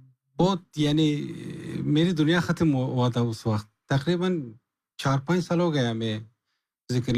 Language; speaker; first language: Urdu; non-native, learner; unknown